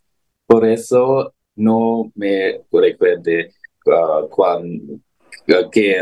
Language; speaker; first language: Spanish; non-native, learner; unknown